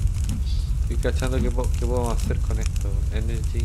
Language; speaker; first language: Spanish; native; Spanish